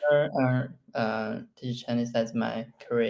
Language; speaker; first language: English; non-native, learner; Chinese